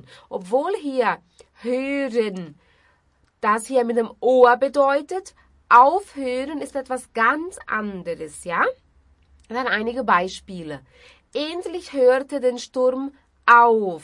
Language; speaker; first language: German; non-native, fluent; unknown